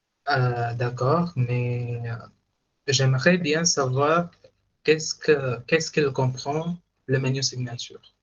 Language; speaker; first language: French; non-native, fluent; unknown